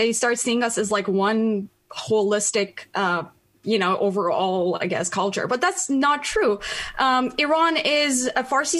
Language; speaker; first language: English; non-native, fluent; Persian